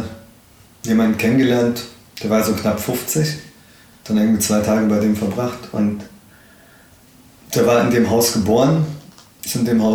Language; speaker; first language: German; early bilingual, other home language; Arabic